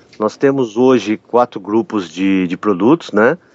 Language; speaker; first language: Portuguese; native; Portuguese